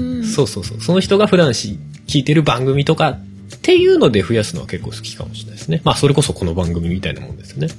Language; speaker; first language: Japanese; native; Japanese